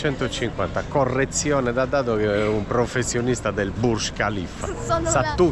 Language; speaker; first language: Italian; native; Italian